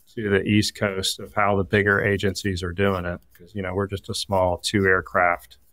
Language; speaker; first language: English; native; English